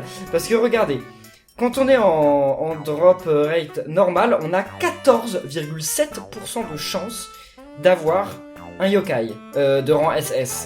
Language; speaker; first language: French; native; French